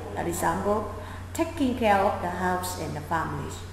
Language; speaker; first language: English; non-native, fluent; Vietnamese